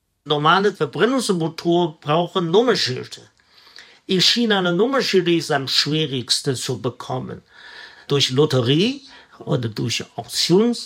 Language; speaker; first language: German; non-native, fluent; Chinese